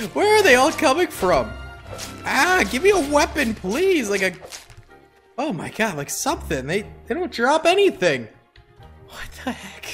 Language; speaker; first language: English; native; English